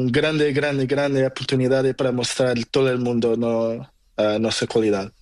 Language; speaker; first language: Spanish; non-native, learner; Portuguese